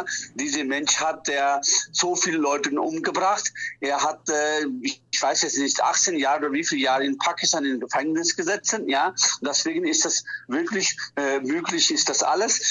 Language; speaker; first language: German; non-native, fluent; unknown